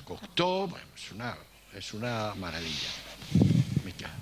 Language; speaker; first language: Spanish; native; Spanish